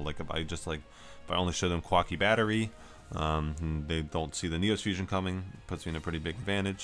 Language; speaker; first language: English; native; English